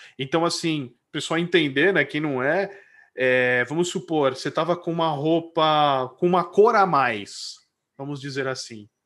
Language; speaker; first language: Portuguese; native; Portuguese